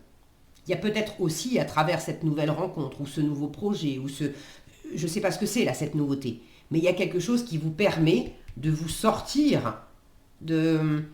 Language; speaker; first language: French; native; French